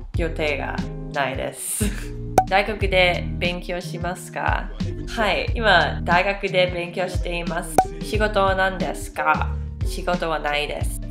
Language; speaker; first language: Japanese; non-native, learner; English